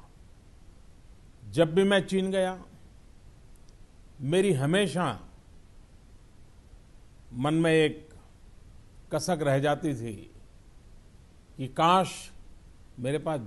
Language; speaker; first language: Hindi; non-native, local second language; Gujarati